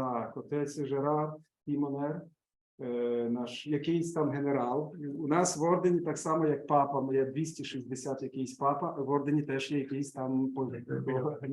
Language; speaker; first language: Ukrainian; native; Ukrainian